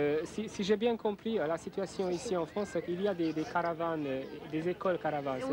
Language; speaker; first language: French; non-native, fluent; Hungarian